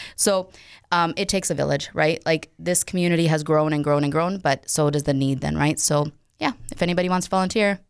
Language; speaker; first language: English; native; English